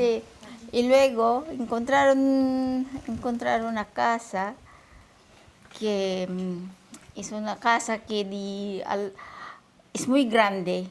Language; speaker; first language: Spanish; non-native, learner; Filipino